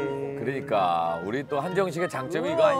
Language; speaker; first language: Korean; native; Korean